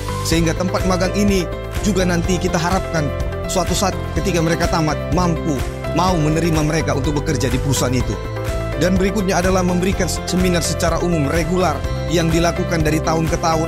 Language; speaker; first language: Indonesian; native; Indonesian